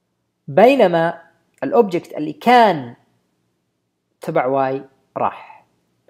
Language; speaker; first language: Arabic; native; Arabic